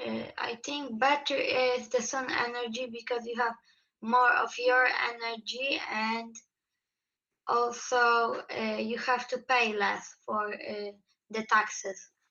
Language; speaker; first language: English; non-native, fluent; Polish